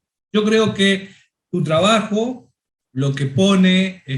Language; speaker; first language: Spanish; native; Spanish